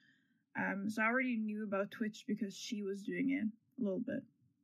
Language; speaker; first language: English; non-native, fluent; Norwegian